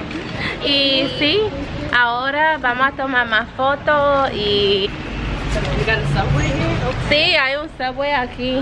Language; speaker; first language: Spanish; non-native, fluent; English